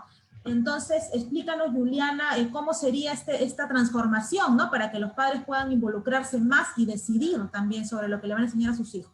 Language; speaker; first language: Spanish; native; Spanish